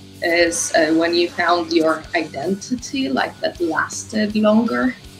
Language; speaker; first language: English; non-native, fluent; Portuguese